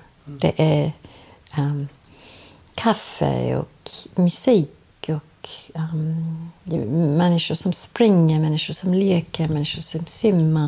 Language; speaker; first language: Swedish; non-native, learner; English